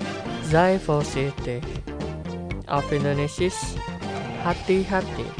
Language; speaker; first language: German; non-native, fluent; Indonesian